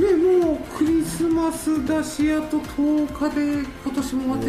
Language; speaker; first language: Japanese; native; Japanese